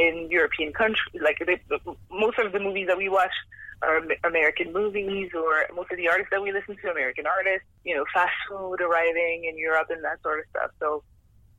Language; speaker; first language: English; non-native, fluent; French